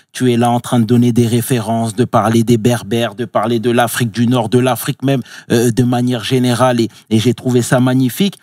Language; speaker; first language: French; native; French